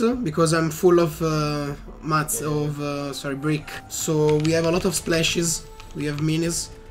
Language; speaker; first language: English; non-native, fluent; Italian